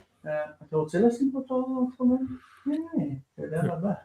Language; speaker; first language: Hebrew; non-native, fluent; English